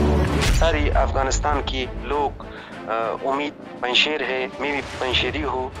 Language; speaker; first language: Hindi; non-native, learner; Persian